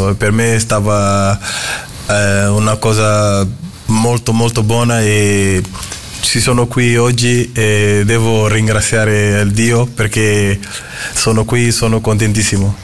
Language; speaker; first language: Italian; non-native, fluent; Portuguese